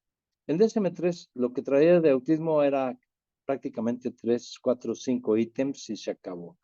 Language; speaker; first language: Spanish; native; Spanish